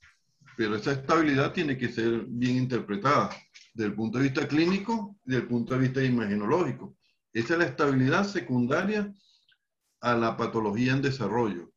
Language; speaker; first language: Spanish; native; Spanish